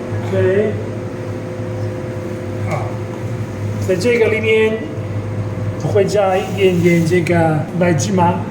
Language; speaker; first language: Chinese; non-native, fluent; Italian